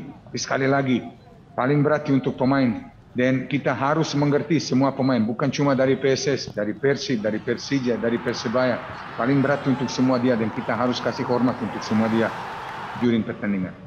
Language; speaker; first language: Indonesian; non-native, fluent; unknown